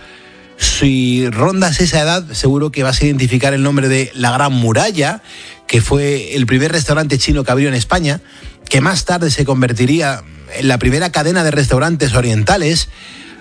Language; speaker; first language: Spanish; native; Spanish